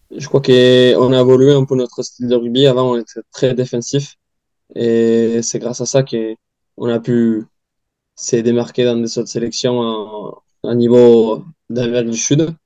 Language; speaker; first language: French; non-native, fluent; Spanish